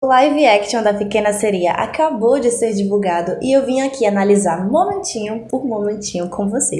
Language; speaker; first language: Portuguese; native; Portuguese